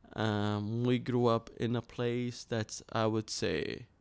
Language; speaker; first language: English; early bilingual, other home language; Arabic